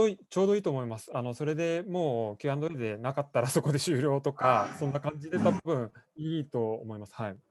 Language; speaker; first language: Japanese; native; Japanese